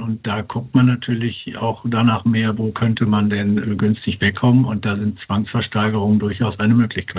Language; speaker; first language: German; native; German